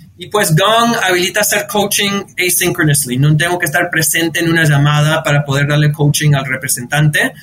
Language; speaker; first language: Spanish; early bilingual, heritage; Spanish